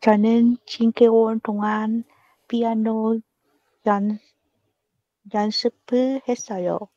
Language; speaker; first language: Korean; non-native, learner; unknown